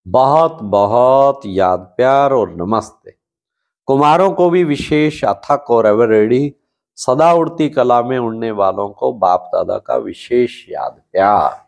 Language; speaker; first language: Hindi; native; Hindi